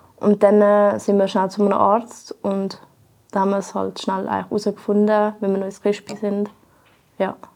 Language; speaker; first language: German; native; German